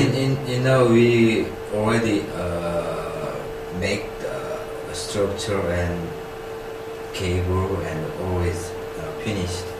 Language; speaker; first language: English; non-native, learner; Korean